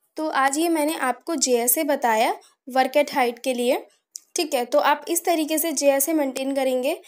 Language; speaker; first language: Hindi; native; Hindi